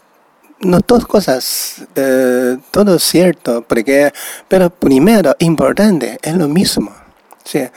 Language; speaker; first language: Spanish; non-native, learner; Chinese